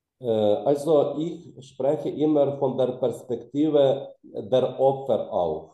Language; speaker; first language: German; non-native, fluent; Ukrainian